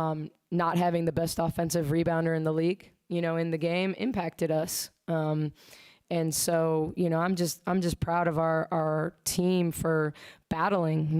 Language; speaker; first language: English; native; English